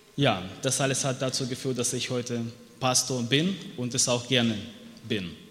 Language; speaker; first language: German; non-native, fluent; Russian